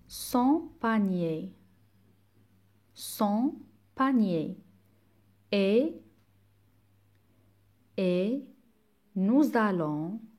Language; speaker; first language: French; non-native, local second language; Arabic